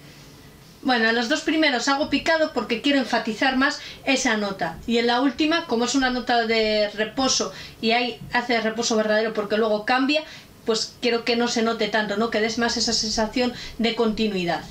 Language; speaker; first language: Spanish; native; Spanish